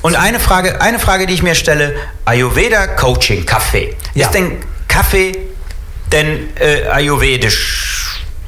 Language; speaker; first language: German; native; German